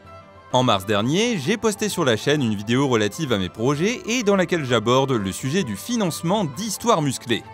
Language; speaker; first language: French; native; French